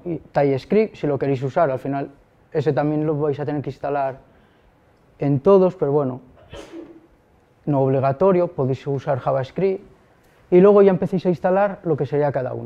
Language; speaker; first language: Spanish; native; Spanish